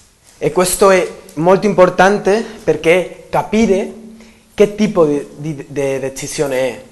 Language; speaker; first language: Italian; non-native, learner; Spanish